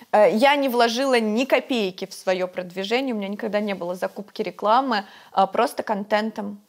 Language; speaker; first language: Russian; native; Russian